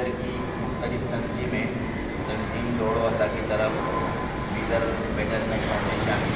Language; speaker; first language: Urdu; native; Urdu